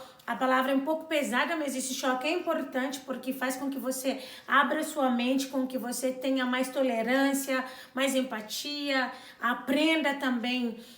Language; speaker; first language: Portuguese; non-native, local second language; Kabuverdianu